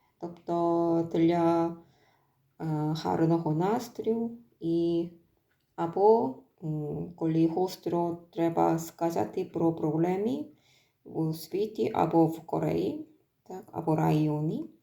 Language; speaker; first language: Ukrainian; non-native, learner; Korean